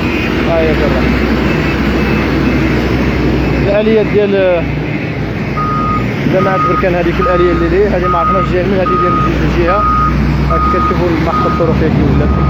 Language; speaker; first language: Arabic; native; Arabic